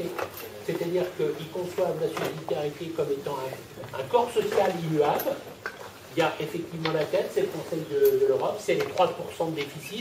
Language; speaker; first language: French; native; French